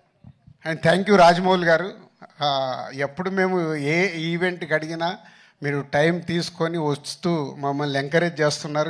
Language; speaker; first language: Telugu; native; Telugu